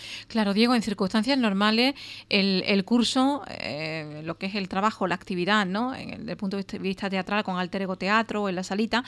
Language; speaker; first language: Spanish; native; Spanish